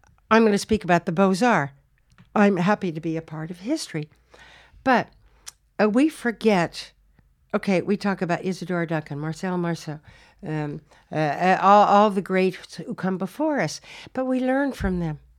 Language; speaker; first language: English; native; English